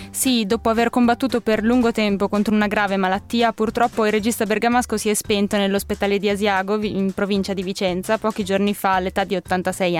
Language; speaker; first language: Italian; native; Italian